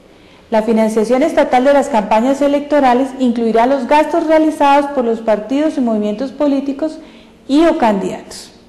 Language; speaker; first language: Spanish; native; Spanish